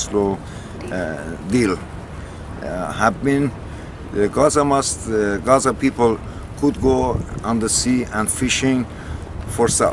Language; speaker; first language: English; non-native, learner; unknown